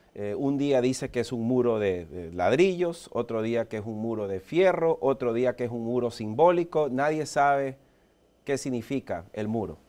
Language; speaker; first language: Spanish; early bilingual, heritage; Spanish